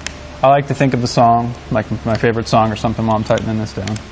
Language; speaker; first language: English; native; English